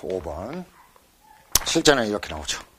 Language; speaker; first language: Korean; native; Korean